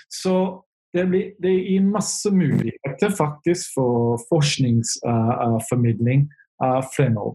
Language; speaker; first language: Norwegian; non-native, fluent; English